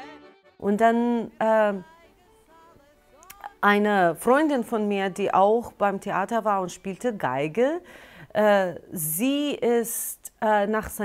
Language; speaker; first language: German; non-native, fluent; Russian